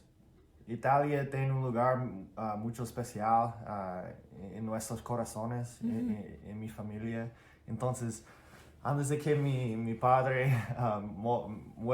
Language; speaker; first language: Spanish; non-native, fluent; English